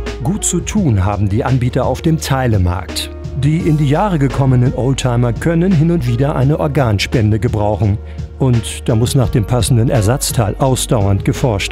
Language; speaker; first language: German; native; German